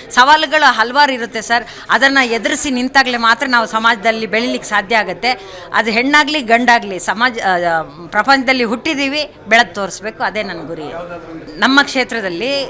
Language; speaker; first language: Kannada; non-native, local second language; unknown